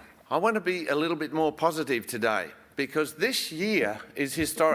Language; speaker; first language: English; native; English